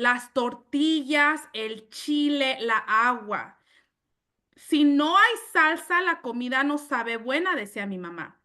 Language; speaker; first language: Spanish; early bilingual, heritage; Spanish